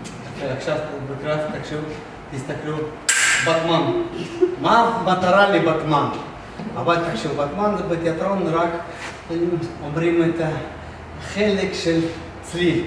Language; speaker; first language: Hebrew; non-native, fluent; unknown